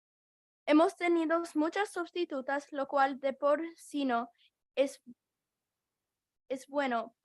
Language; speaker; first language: Spanish; non-native, learner; English